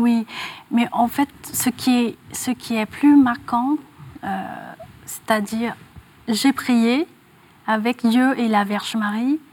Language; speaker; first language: French; non-native, fluent; Vietnamese